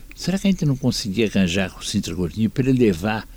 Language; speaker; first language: Portuguese; native; Portuguese